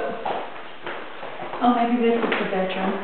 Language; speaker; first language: English; native; English